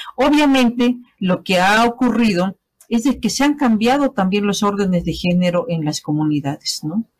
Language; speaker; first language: Spanish; native; Spanish